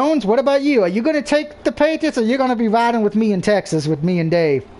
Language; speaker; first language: English; native; English